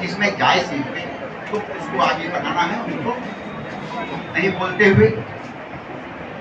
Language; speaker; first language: Hindi; native; Hindi